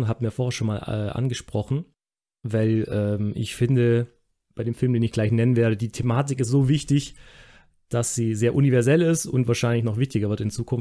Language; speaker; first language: German; native; German